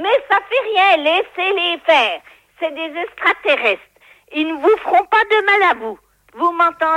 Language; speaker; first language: French; native; French